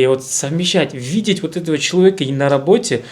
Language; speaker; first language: Russian; native; Russian